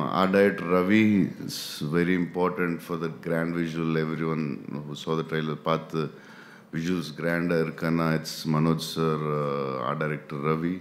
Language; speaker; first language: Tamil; non-native, learner; Telugu